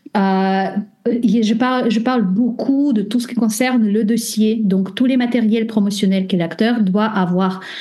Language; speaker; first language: French; non-native, fluent; Russian